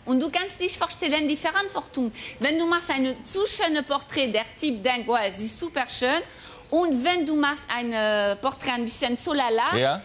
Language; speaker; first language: German; non-native, fluent; French